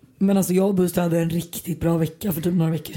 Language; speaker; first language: Swedish; native; Swedish